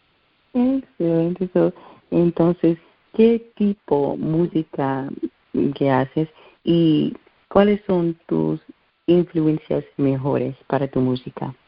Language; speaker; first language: Spanish; non-native, learner; English